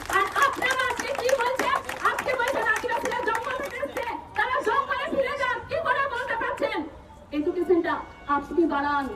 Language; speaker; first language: Bangla; non-native, local second language; Santali